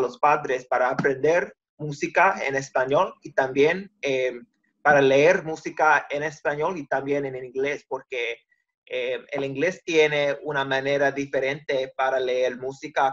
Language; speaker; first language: Spanish; early bilingual, heritage; Spanish